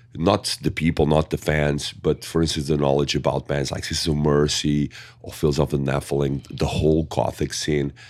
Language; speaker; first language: English; non-native, fluent; Portuguese